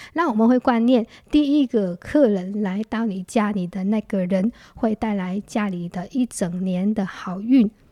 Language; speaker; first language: Chinese; non-native, fluent; Vietnamese